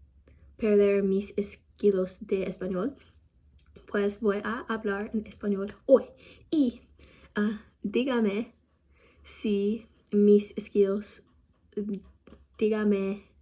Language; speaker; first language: Spanish; non-native, learner; English